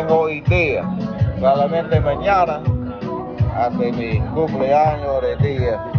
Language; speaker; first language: Spanish; non-native, learner; English